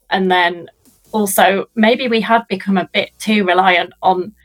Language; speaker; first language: English; native; English